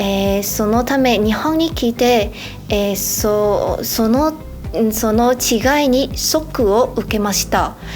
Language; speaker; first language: Japanese; non-native, learner; Vietnamese